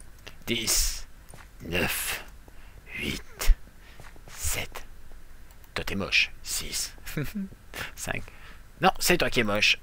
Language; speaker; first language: French; native; French